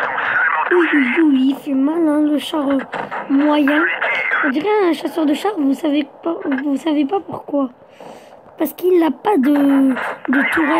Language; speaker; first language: French; native; French